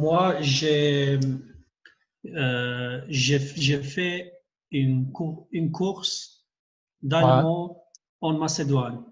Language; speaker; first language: French; non-native, learner; Albanian